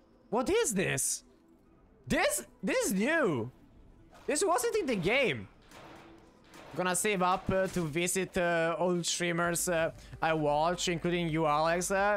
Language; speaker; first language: English; non-native, fluent; Italian